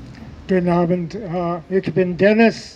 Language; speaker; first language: German; non-native, learner; English